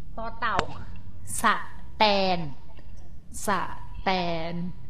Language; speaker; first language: Thai; native; Thai